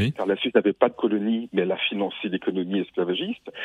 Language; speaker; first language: French; native; French